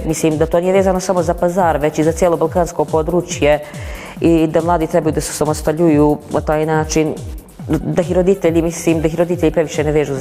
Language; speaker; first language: Bosnian; native; Bosnian